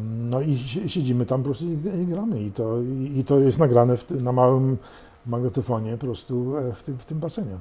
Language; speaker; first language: Polish; early bilingual, heritage; Polish